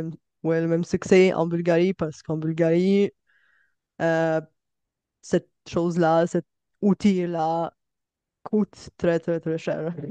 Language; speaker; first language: French; non-native, fluent; Bulgarian